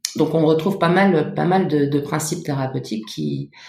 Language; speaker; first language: French; native; French